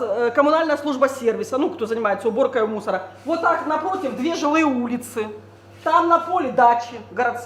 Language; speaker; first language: Russian; native; Russian